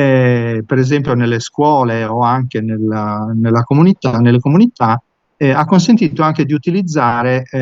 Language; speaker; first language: Italian; native; Italian